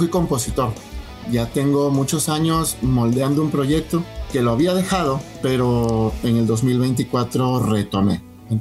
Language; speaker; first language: Spanish; native; Spanish